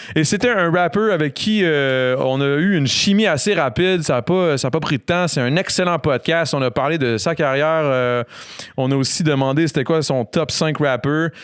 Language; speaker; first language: French; native; French